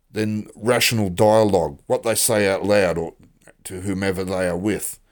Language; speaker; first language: English; native; English